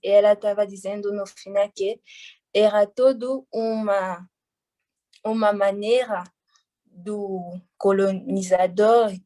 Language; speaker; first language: Portuguese; non-native, fluent; French